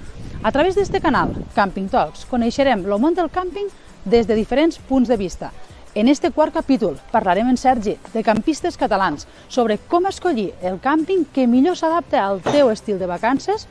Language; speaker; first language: Catalan; native; Catalan